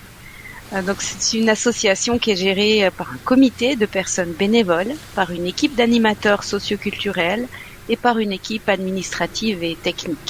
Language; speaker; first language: French; native; French